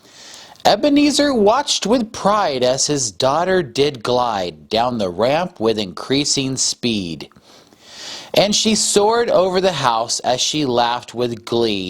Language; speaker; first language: English; native; English